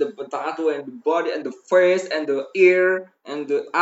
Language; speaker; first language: English; non-native, learner; Indonesian